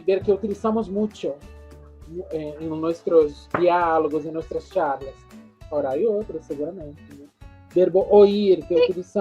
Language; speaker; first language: Spanish; non-native, fluent; Portuguese